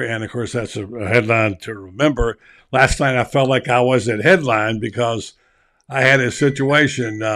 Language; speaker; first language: English; native; English